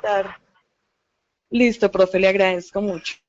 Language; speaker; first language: Spanish; native; Spanish